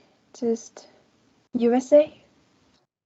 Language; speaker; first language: English; non-native, learner; Korean